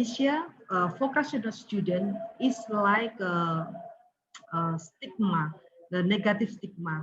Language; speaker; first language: English; non-native, learner; Indonesian